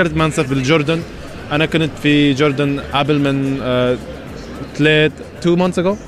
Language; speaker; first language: Arabic; non-native, learner; Japanese